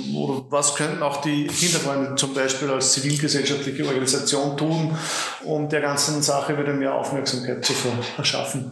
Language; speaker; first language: German; native; German